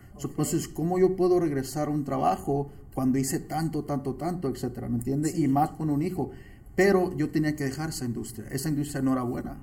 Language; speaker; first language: Spanish; early bilingual, heritage; Spanish